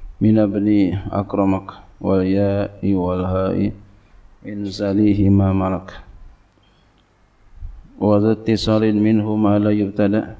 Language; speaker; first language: Arabic; non-native, fluent; Indonesian